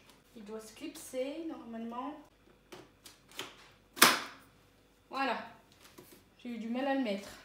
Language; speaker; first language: French; native; French